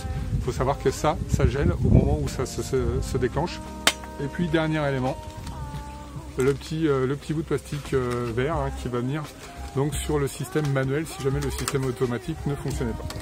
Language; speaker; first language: French; native; French